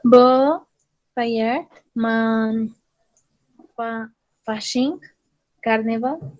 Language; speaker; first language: German; non-native, learner; Spanish